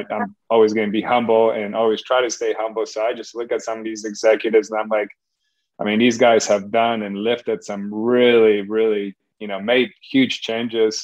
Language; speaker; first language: English; non-native, fluent; Polish